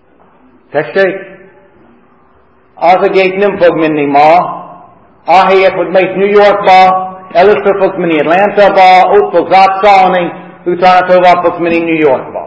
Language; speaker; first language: Hungarian; non-native, fluent; English